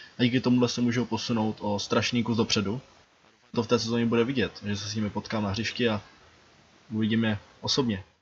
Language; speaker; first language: Czech; native; Czech